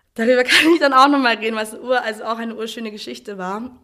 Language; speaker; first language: German; native; German